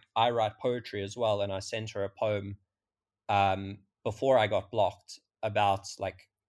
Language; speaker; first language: English; native; English